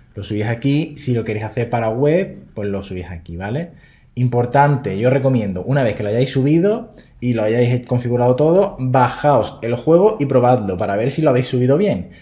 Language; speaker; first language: Spanish; native; Spanish